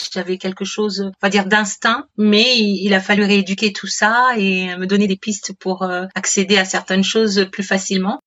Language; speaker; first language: French; native; French